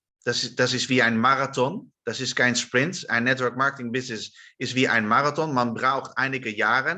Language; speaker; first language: German; non-native, learner; Dutch